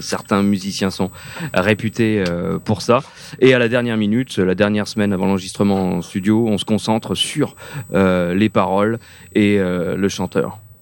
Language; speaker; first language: French; native; French